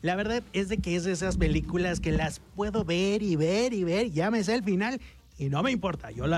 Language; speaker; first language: Spanish; native; Spanish